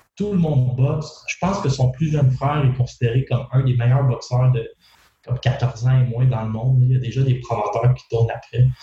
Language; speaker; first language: French; native; French